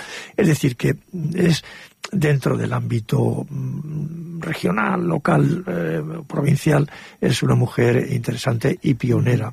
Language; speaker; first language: Spanish; native; Spanish